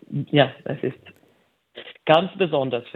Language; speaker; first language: German; non-native, fluent; Swedish